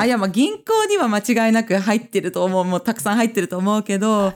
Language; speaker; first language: Japanese; native; Japanese